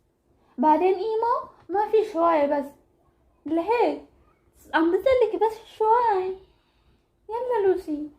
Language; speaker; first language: Arabic; non-native, learner; Oromo